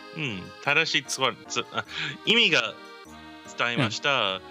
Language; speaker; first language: Japanese; non-native, learner; English